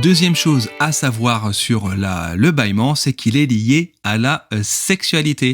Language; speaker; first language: French; native; French